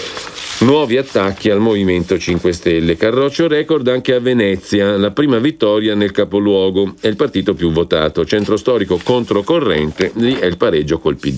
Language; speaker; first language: Italian; native; Italian